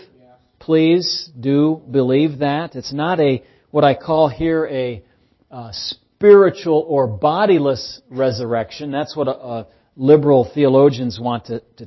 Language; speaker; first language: English; native; English